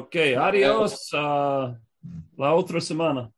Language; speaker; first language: Spanish; non-native, learner; English